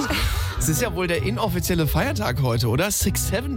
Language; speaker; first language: German; native; German